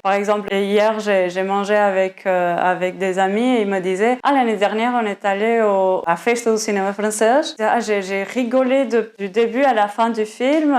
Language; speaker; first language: French; non-native, fluent; Portuguese